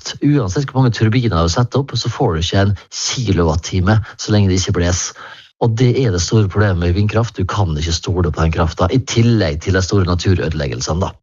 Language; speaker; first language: Norwegian; native; Norwegian